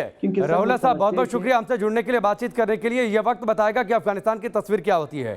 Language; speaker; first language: Hindi; native; Hindi